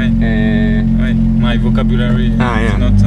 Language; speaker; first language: English; non-native, learner; French